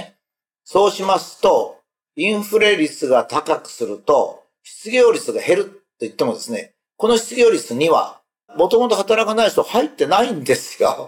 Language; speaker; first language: Japanese; native; Japanese